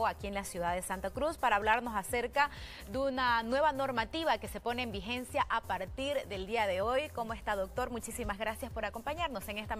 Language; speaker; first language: Spanish; native; Spanish